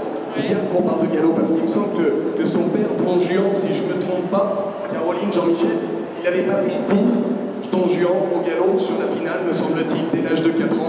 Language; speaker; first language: French; native; French